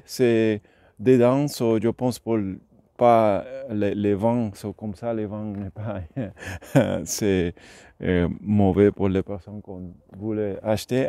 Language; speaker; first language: French; non-native, learner; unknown